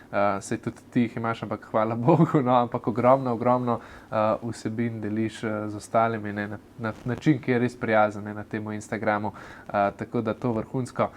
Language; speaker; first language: Slovenian; native; Slovenian